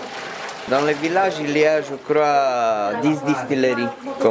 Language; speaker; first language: French; non-native, learner; Romanian